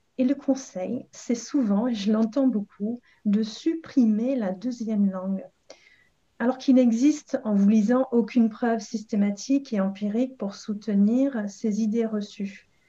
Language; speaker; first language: French; non-native, fluent; English